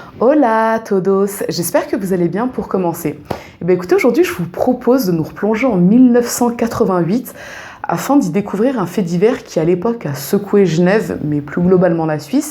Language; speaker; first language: French; native; French